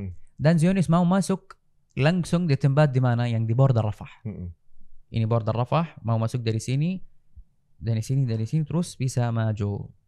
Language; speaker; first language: Indonesian; non-native, fluent; Arabic